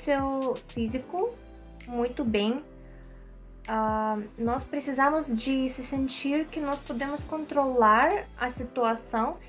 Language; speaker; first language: Portuguese; non-native, learner; Russian